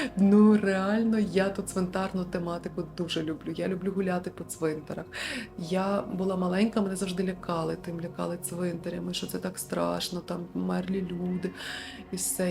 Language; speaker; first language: Ukrainian; non-native, local second language; Russian